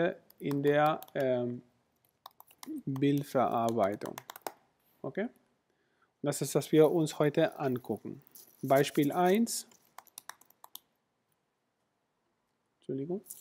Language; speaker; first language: German; non-native, fluent; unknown